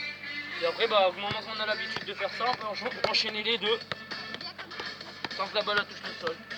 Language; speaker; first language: French; native; French